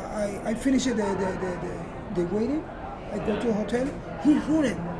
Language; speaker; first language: English; non-native, learner; Spanish